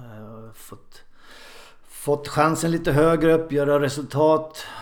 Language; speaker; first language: Swedish; native; Swedish